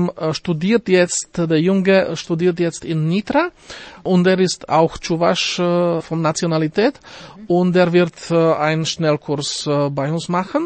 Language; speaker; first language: German; non-native, fluent; Slovak